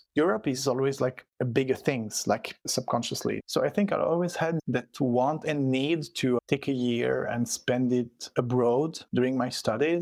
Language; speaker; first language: English; non-native, fluent; French